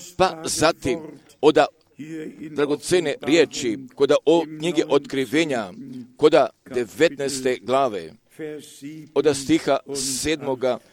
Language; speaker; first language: Croatian; early bilingual, heritage; Croatian